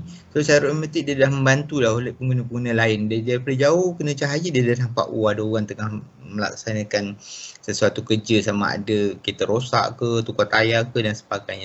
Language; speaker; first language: Malay; native; Malay